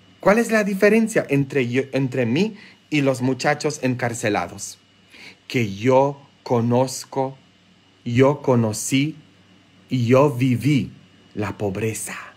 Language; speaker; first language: Spanish; non-native, fluent; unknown